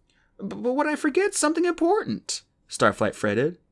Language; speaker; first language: English; native; English